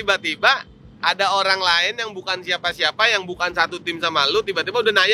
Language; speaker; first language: Indonesian; native; Indonesian